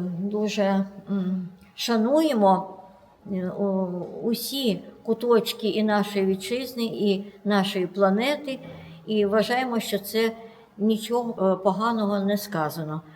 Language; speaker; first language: Ukrainian; non-native, local second language; Russian